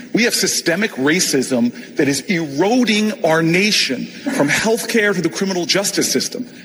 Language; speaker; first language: English; native; English